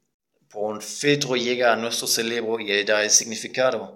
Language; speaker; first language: Spanish; non-native, fluent; German